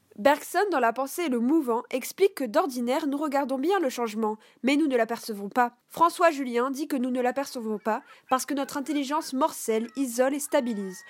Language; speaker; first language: French; native; French